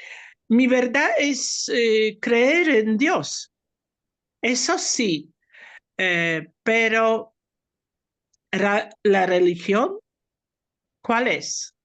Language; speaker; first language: Spanish; non-native, fluent; Polish